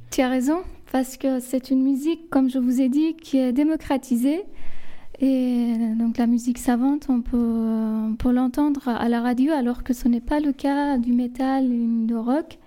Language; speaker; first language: French; non-native, fluent; Persian